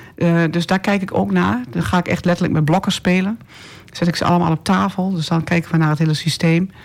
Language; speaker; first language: Dutch; native; Dutch